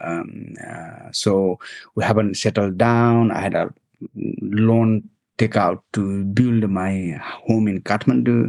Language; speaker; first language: English; non-native, local second language; Nepali